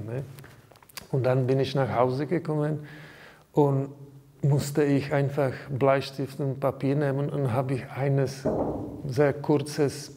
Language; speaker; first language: German; non-native, learner; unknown